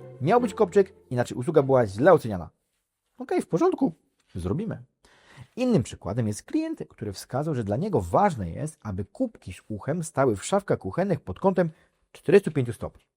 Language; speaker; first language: Polish; native; Polish